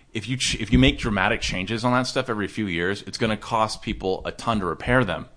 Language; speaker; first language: English; native; English